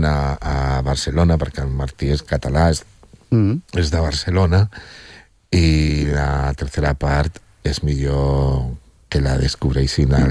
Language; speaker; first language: Catalan; non-native, local second language; Spanish